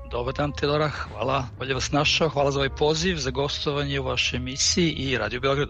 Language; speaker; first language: Serbian; native; Serbian